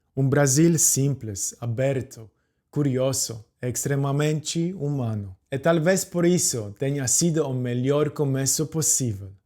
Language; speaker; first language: Portuguese; non-native, fluent; Polish